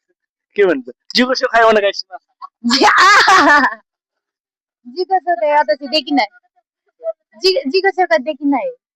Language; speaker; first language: Japanese; non-native, learner; Nepali